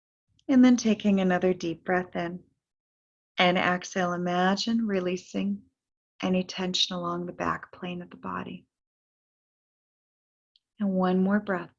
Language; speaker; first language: English; native; English